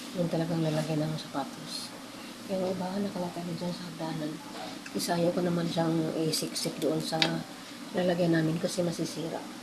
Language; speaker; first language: Filipino; non-native, local second language; Cebuano